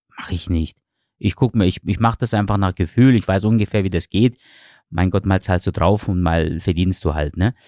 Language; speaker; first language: German; early bilingual, other home language; Turkish